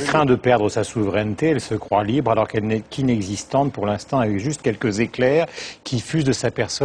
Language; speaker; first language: French; native; French